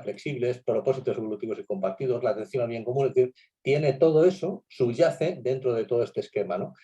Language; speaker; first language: Spanish; native; Spanish